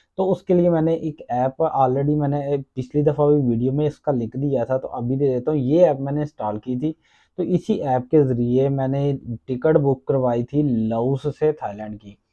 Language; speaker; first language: Urdu; non-native, local second language; Punjabi